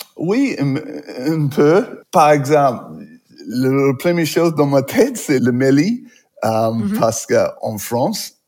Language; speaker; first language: French; non-native, fluent; English